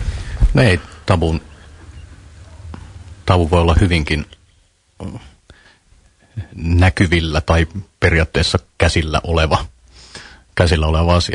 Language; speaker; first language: Finnish; native; Finnish